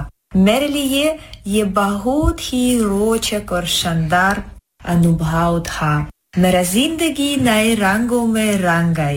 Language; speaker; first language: Hindi; non-native, fluent; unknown